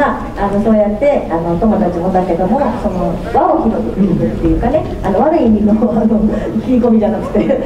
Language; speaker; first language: Japanese; native; Japanese